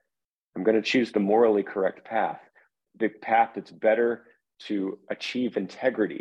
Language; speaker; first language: English; native; English